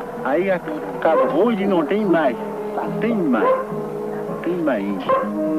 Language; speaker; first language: Portuguese; non-native, local second language; Kayapó